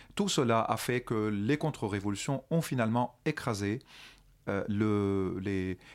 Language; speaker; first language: French; non-native, local second language; Arabic